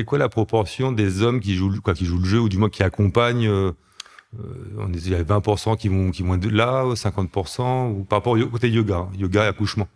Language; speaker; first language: French; native; French